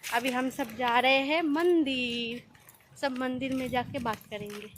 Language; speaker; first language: Hindi; non-native, local second language; Bangla